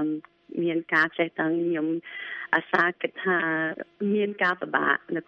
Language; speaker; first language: Khmer; early bilingual, other home language; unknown